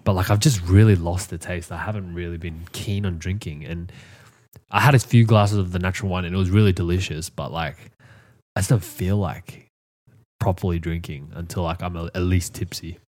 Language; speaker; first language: English; native; English